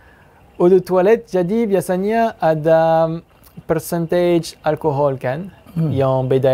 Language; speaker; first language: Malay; non-native, fluent; French